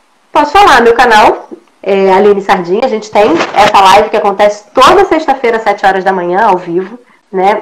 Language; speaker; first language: Portuguese; native; Portuguese